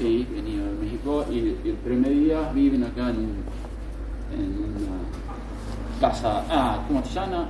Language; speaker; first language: Spanish; non-native, local second language; Plautdietsch